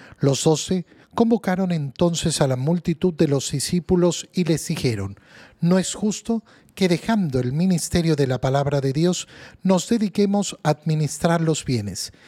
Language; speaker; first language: Spanish; native; Spanish